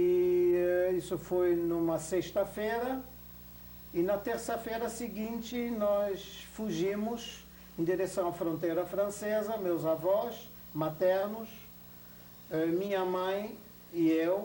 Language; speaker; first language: Portuguese; non-native, fluent; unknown